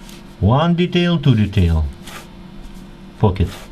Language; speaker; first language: English; non-native, learner; Russian